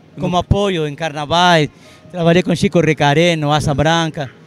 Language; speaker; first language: Portuguese; non-native, fluent; Arabic